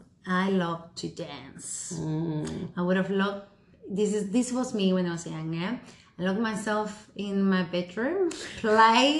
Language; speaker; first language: English; early bilingual, other home language; Spanish